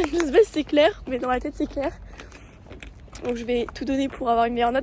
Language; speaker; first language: French; native; French